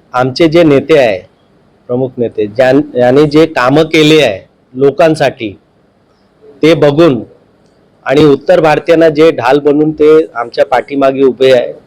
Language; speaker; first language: Marathi; non-native, local second language; Hindi